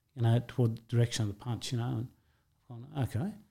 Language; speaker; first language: English; native; English